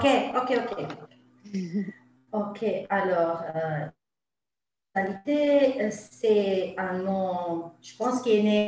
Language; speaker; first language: French; non-native, fluent; Italian